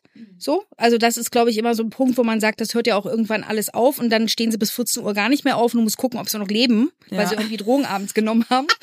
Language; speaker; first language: German; native; German